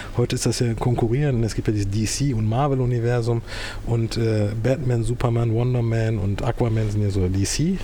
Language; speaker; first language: German; early bilingual, other home language; Turkish